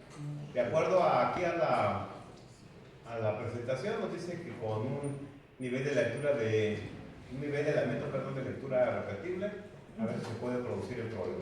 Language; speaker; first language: Spanish; native; Spanish